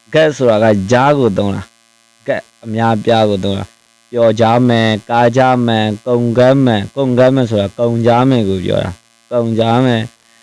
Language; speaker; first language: Burmese; non-native, local second language; Rohingya